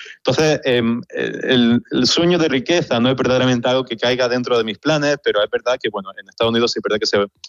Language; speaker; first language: Spanish; native; Spanish